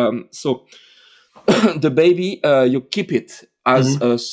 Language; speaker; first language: English; non-native, fluent; French